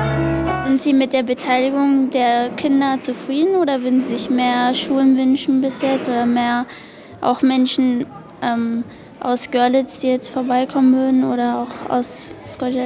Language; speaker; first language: German; native; German